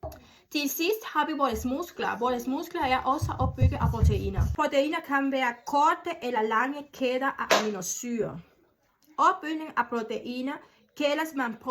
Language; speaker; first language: Danish; non-native, learner; Spanish